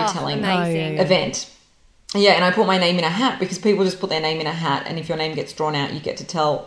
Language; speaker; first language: English; non-native, local second language; Serbian